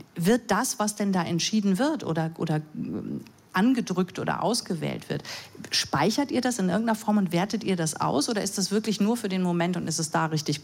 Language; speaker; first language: German; native; German